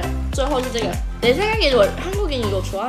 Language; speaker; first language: Korean; non-native, learner; Chinese